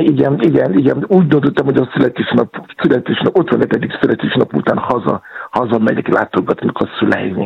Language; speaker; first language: Hungarian; non-native, fluent; Yoruba